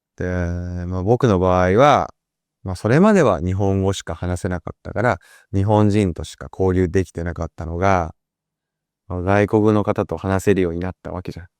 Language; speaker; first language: Japanese; native; Japanese